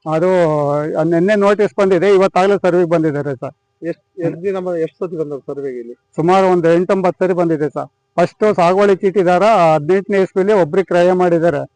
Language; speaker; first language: Kannada; native; Kannada